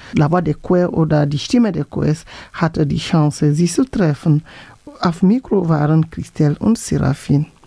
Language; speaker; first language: German; non-native, fluent; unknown